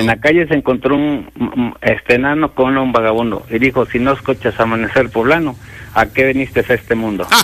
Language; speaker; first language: Spanish; native; Spanish